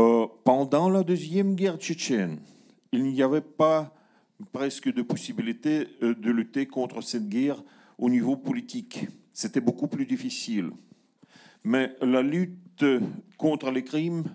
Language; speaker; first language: French; non-native, learner; Russian